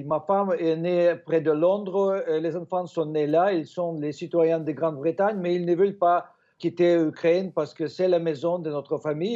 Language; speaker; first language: French; non-native, fluent; Ukrainian